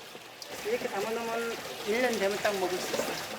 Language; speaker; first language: Korean; native; Korean